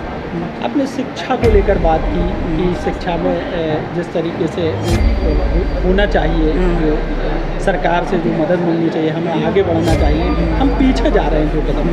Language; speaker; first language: Hindi; native; Hindi